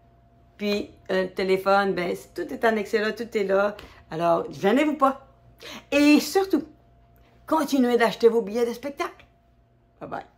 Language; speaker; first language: French; native; French